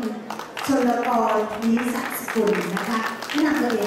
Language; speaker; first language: Thai; native; Thai